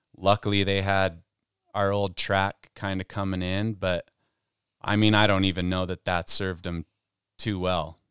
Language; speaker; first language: English; native; English